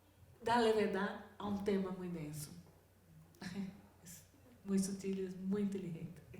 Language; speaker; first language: Spanish; non-native, learner; Portuguese